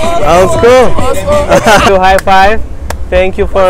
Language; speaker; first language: English; non-native, learner; Lithuanian